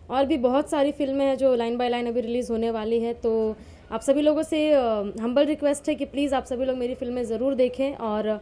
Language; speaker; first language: Hindi; native; Hindi